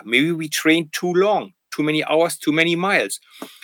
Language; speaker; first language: English; non-native, fluent; German